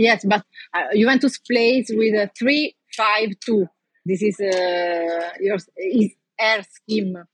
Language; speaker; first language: English; non-native, learner; Italian